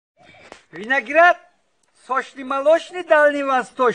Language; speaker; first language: Russian; non-native, learner; Uzbek